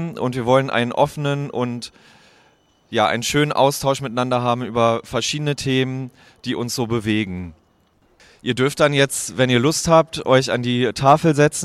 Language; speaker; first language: German; native; German